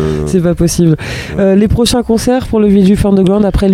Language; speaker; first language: French; native; French